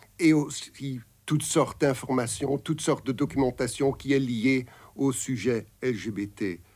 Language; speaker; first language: French; non-native, local second language; Dutch